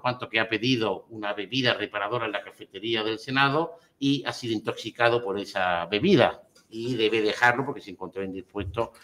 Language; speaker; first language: Spanish; native; Spanish